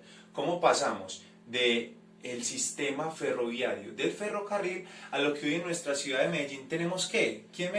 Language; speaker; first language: Spanish; native; Spanish